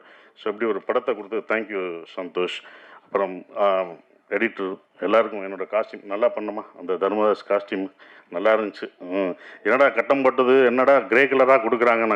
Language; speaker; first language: Tamil; native; Tamil